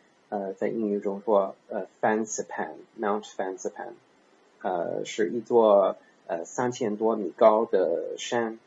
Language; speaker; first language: Chinese; non-native, learner; English